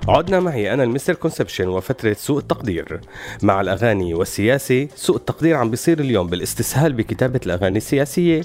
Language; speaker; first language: Arabic; native; Arabic